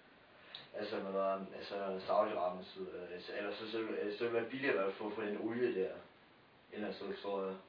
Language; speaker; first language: Danish; native; Danish